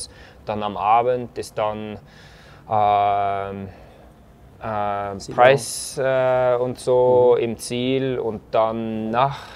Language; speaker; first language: German; non-native, fluent; Norwegian